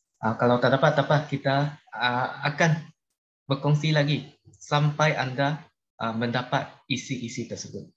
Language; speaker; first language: Malay; non-native, local second language; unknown